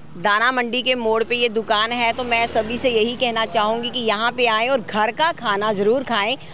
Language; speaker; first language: Hindi; non-native, local second language; Punjabi